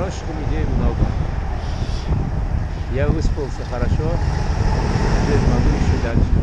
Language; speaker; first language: Russian; non-native, local second language; Uzbek